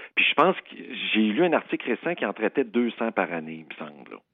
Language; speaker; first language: French; native; French